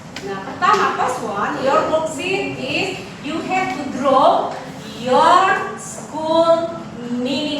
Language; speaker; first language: English; non-native, learner; Indonesian